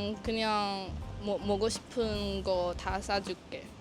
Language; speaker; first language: Korean; non-native, learner; Chinese